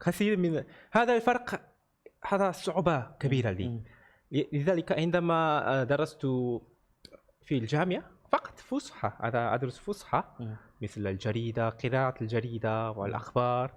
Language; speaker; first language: Arabic; non-native, learner; Korean